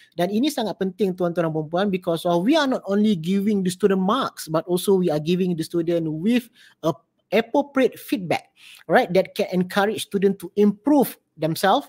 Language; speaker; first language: English; non-native, local second language; Malay